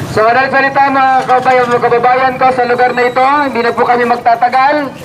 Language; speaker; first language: Filipino; non-native, local second language; Cebuano